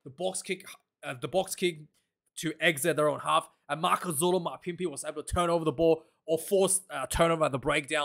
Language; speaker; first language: English; non-native, local second language; Afrikaans